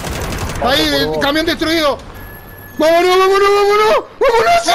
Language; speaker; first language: Spanish; native; Spanish